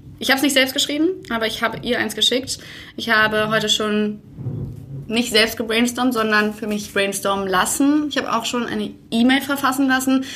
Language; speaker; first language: German; native; German